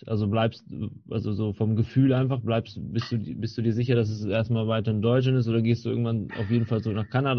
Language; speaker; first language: German; native; German